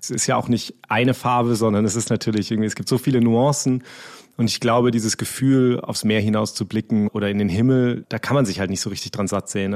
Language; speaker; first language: German; native; German